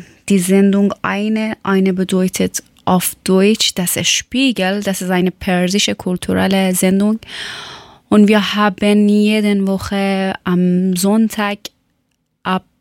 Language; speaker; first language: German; non-native, fluent; Persian